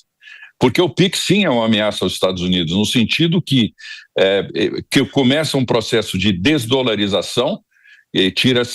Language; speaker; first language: Portuguese; native; Portuguese